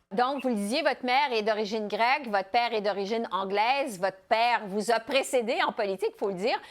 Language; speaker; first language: French; native; French